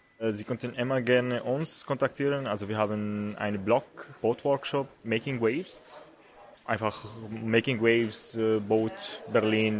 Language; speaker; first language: German; non-native, learner; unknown